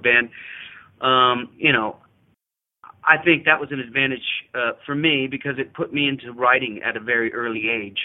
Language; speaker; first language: English; native; English